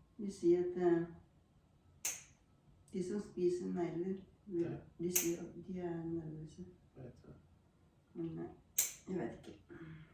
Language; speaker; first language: Norwegian; non-native, learner; Thai